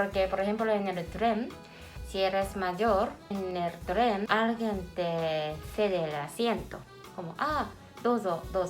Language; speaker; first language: Spanish; non-native, fluent; Japanese